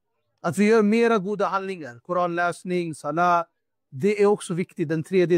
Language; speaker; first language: Swedish; non-native, fluent; Urdu